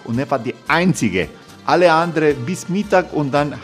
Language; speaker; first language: German; non-native, fluent; Croatian